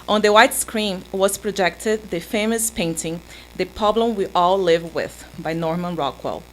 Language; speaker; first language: English; non-native, fluent; Portuguese